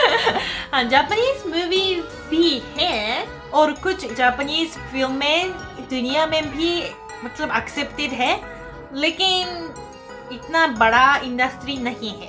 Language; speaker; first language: Hindi; non-native, fluent; Japanese